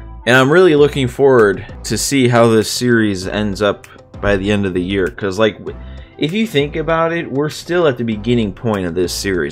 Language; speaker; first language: English; native; English